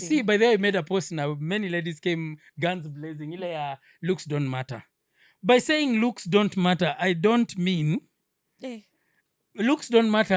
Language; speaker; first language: English; non-native, local second language; Swahili